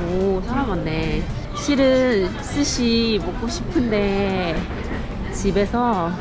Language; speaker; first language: Korean; non-native, fluent; English